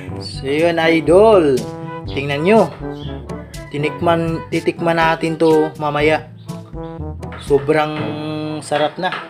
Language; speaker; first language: Filipino; non-native, local second language; Cebuano